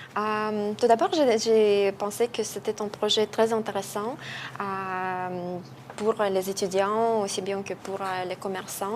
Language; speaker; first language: French; non-native, fluent; Russian